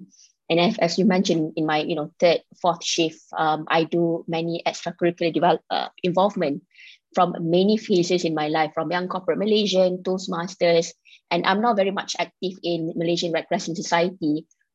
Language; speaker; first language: English; non-native, local second language; Malay